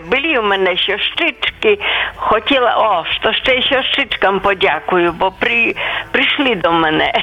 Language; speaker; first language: Polish; non-native, local second language; Belarusian